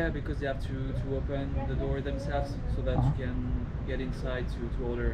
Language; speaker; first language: English; non-native, fluent; French